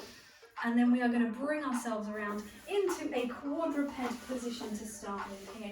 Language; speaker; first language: English; native; English